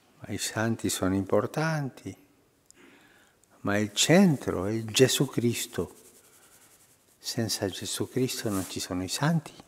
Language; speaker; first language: Italian; non-native, fluent; Spanish